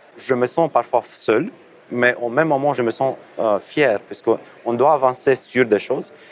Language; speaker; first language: French; non-native, fluent; Romanian